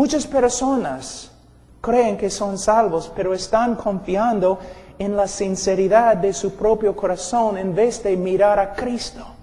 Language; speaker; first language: Spanish; non-native, fluent; English